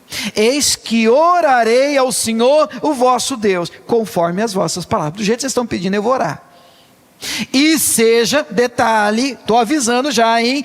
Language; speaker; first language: Portuguese; native; Portuguese